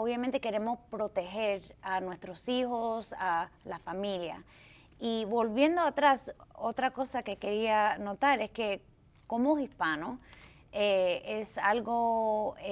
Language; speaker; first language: Spanish; early bilingual, heritage; English